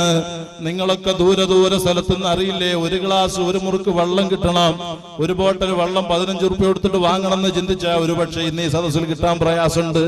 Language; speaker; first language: Malayalam; native; Malayalam